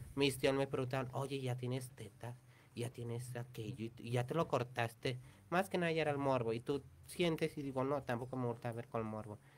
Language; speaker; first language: Spanish; native; Spanish